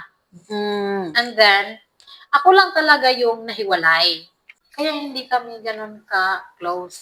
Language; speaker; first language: Filipino; non-native, local second language; Cebuano